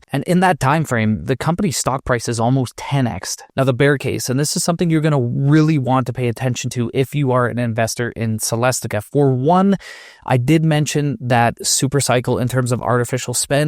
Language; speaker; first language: English; native; English